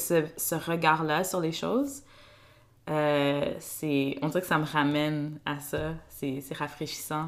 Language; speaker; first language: French; early bilingual, other home language; Kinyarwanda